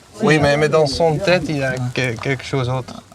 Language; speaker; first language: French; non-native, fluent; Dutch